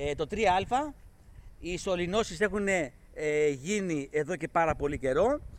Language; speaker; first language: Greek; native; Greek